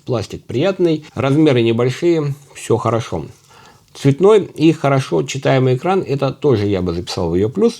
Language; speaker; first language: Russian; native; Russian